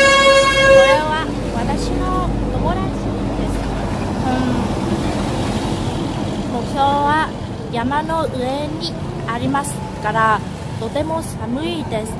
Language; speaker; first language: Japanese; non-native, learner; Vietnamese